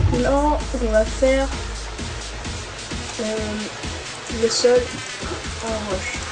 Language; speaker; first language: French; native; French